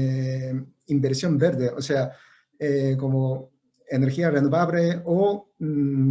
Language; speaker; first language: Spanish; non-native, fluent; Japanese